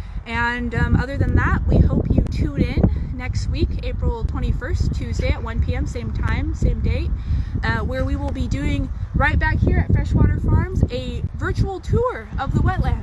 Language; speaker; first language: English; native; English